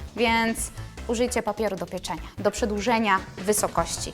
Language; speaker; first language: Polish; native; Polish